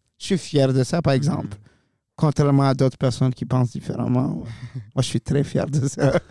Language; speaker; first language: French; non-native, fluent; Arabic